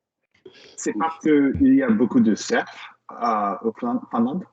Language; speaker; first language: French; non-native, learner; English